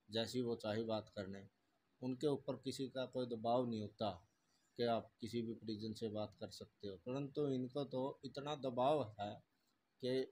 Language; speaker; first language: Hindi; native; Hindi